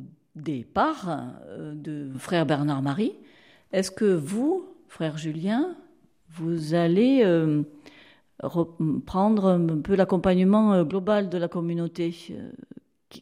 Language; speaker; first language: French; native; French